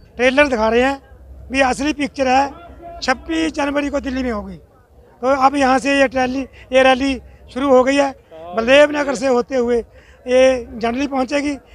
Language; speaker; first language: Hindi; native; Hindi